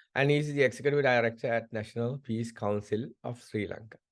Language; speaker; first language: English; non-native, local second language; Sinhala